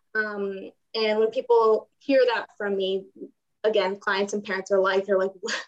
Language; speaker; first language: English; non-native, fluent; Ukrainian